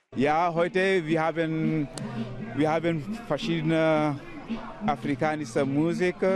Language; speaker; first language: German; non-native, learner; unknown